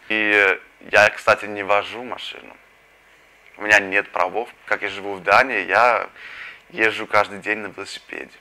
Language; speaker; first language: Russian; early bilingual, heritage; Russian